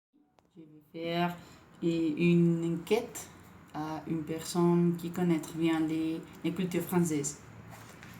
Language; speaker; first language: French; non-native, learner; Spanish